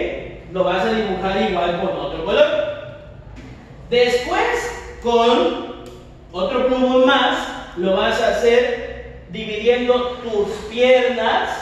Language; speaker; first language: Spanish; native; Spanish